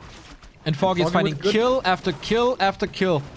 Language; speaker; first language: English; non-native, fluent; German